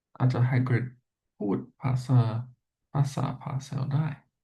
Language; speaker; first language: Thai; non-native, learner; English